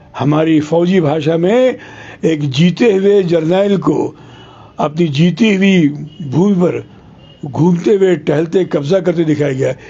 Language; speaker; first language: Hindi; non-native, local second language; Telugu